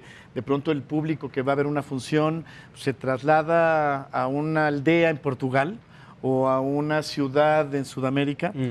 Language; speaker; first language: Spanish; native; Spanish